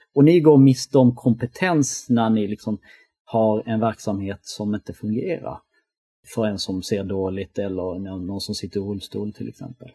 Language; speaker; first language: Swedish; early bilingual, other home language; Albanian